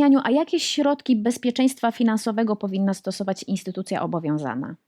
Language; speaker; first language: Polish; native; Polish